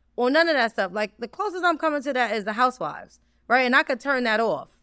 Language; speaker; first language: English; native; English